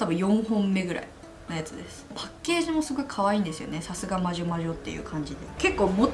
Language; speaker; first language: Japanese; native; Japanese